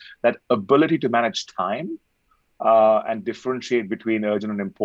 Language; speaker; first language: English; non-native, local second language; Hindi